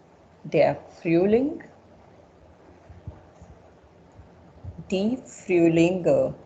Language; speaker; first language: German; non-native, fluent; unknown